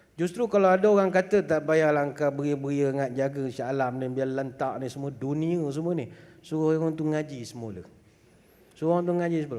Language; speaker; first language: Malay; native; Malay